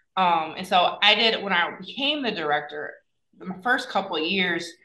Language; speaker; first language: English; native; English